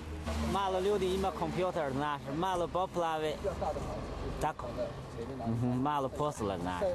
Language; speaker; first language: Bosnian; non-native, learner; Chinese